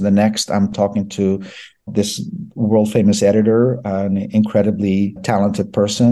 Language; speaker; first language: English; non-native, fluent; Persian